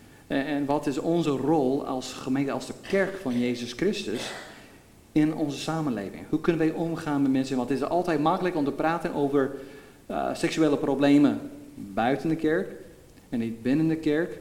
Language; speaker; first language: Dutch; non-native, fluent; English